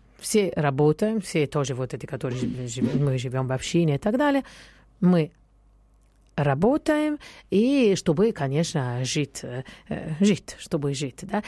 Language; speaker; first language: Russian; non-native, fluent; Italian